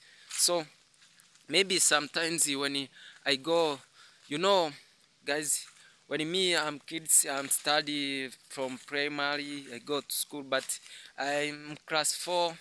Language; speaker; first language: English; non-native, learner; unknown